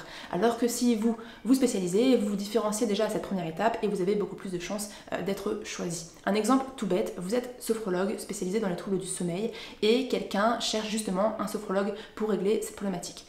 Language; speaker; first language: French; native; French